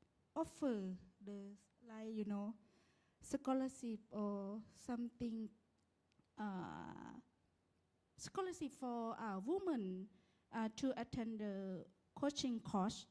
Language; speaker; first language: English; non-native, learner; Lao